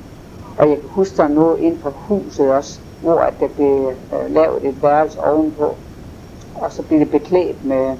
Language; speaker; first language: Danish; native; Danish